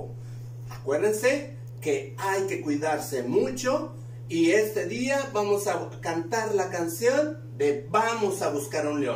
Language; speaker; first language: Spanish; native; Spanish